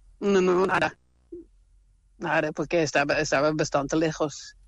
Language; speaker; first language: Spanish; non-native, learner; Dutch